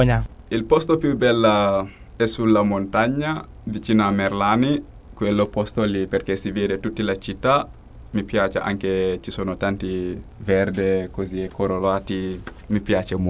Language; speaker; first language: Italian; non-native, learner; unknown